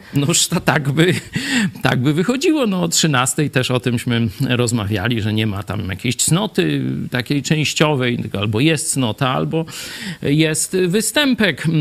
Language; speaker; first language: Polish; native; Polish